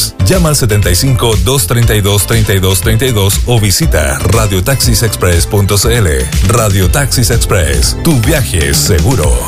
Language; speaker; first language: Spanish; native; Spanish